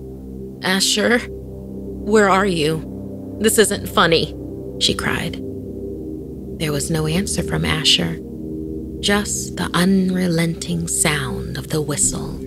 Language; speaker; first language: English; native; English